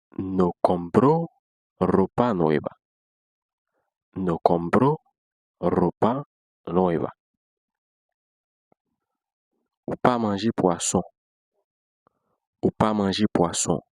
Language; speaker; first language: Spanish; non-native, fluent; Haitian Creole